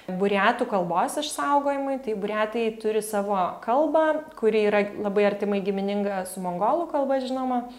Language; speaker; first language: Lithuanian; native; Lithuanian